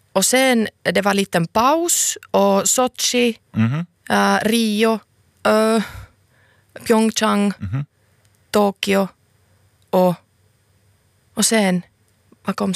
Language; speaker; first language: Swedish; non-native, local second language; Finnish